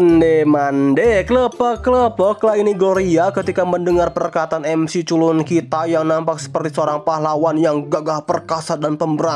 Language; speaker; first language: Indonesian; native; Indonesian